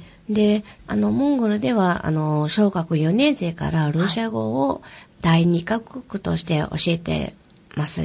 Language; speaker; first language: Japanese; native; Japanese